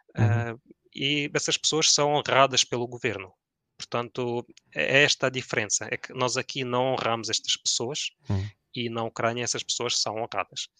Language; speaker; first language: Portuguese; early bilingual, other home language; Ukrainian